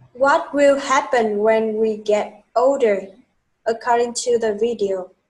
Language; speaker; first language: English; non-native, fluent; Vietnamese